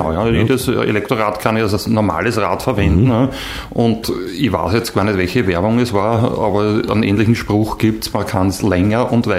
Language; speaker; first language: German; native; German